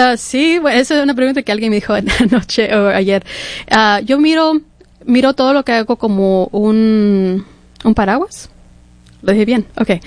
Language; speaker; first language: Spanish; early bilingual, heritage; English